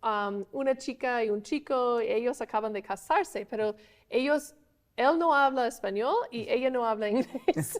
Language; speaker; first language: Spanish; non-native, fluent; English